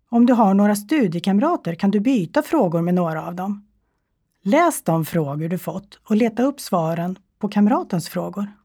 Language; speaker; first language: Swedish; native; Swedish